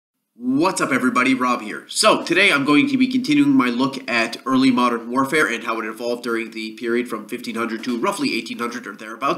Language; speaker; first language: English; native; English